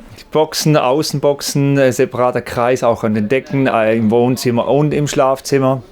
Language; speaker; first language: German; native; German